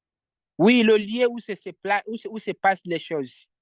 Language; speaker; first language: French; non-native, fluent; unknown